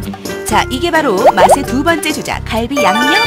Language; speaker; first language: Korean; native; Korean